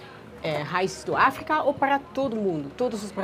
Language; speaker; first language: Portuguese; non-native, learner; Dutch